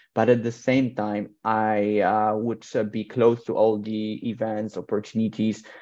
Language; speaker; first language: English; non-native, fluent; Polish